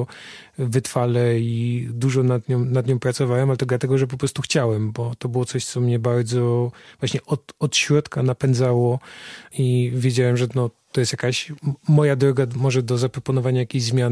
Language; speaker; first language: Polish; native; Polish